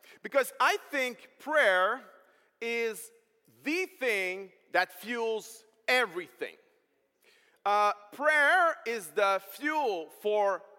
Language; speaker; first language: English; non-native, fluent; French